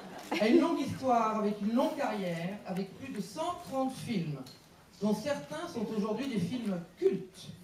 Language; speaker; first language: French; native; French